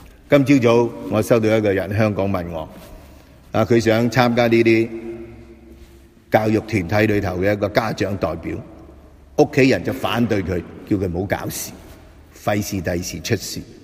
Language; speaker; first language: Cantonese; native; Cantonese